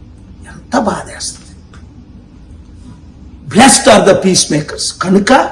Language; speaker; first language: Telugu; native; Telugu